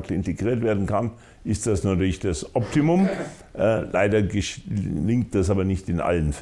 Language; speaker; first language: German; native; German